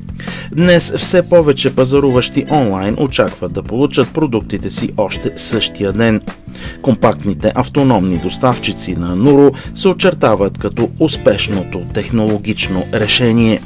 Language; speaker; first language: Bulgarian; native; Bulgarian